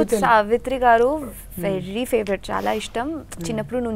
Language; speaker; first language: Telugu; non-native, learner; Bangla